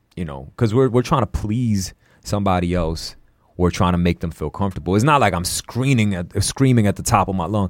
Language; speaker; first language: English; early bilingual, other home language; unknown